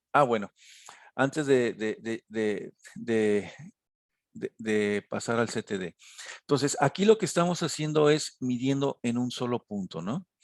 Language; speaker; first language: Spanish; native; Spanish